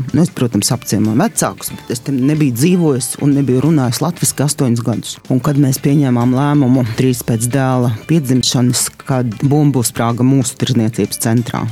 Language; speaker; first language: Latvian; non-native, local second language; Russian